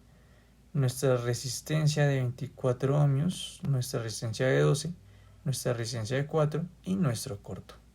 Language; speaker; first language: Spanish; native; Spanish